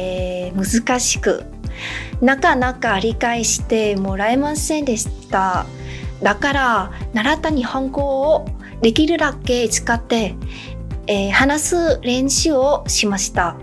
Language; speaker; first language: Japanese; non-native, fluent; Vietnamese